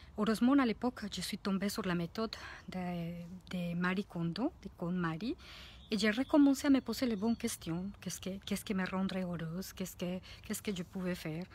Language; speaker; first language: French; non-native, fluent; Spanish